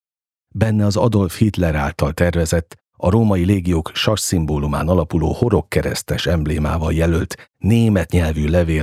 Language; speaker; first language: Hungarian; native; Hungarian